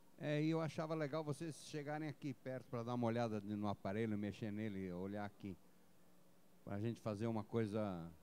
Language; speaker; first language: Portuguese; native; Portuguese